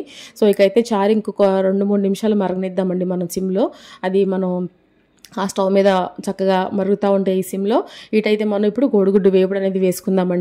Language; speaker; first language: Telugu; native; Telugu